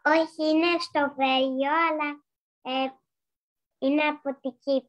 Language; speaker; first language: Greek; non-native, learner; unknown